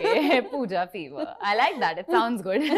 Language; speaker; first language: Telugu; non-native, learner; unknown